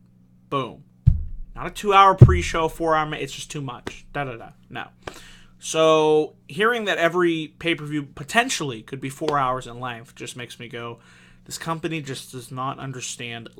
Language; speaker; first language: English; native; English